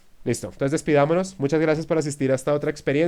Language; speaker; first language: Spanish; native; Spanish